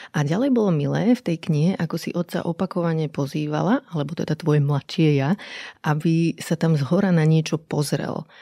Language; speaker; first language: Slovak; native; Slovak